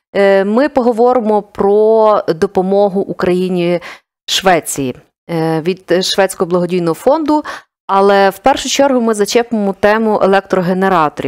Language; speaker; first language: Ukrainian; native; Ukrainian